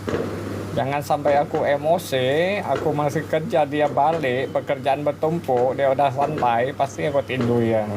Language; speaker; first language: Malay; non-native, local second language; Hakka Chinese